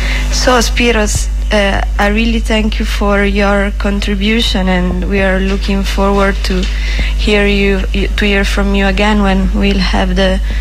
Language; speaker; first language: English; non-native, fluent; Italian